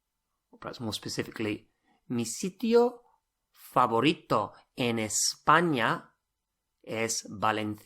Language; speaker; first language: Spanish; non-native, fluent; English